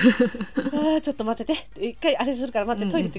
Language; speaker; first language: Japanese; native; Japanese